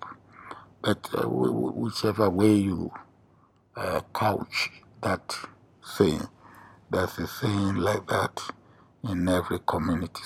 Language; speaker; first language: English; non-native, local second language; Yoruba